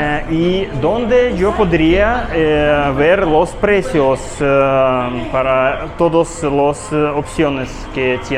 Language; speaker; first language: Spanish; non-native, learner; Russian